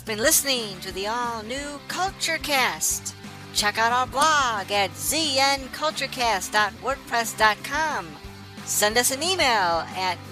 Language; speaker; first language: English; native; English